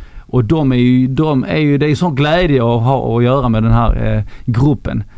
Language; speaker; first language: Swedish; non-native, fluent; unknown